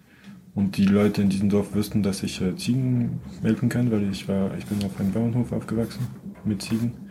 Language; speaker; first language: German; non-native, fluent; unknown